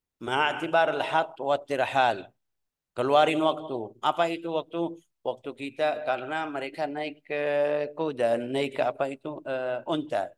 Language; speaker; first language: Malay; non-native, fluent; Arabic